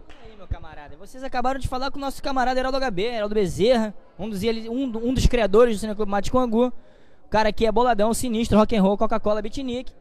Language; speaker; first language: Portuguese; native; Portuguese